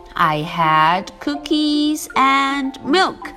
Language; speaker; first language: English; non-native, fluent; Chinese